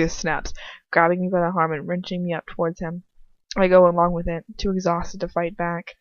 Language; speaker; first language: English; native; English